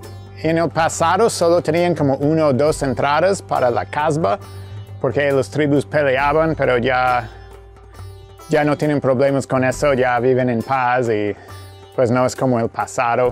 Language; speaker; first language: Spanish; non-native, fluent; English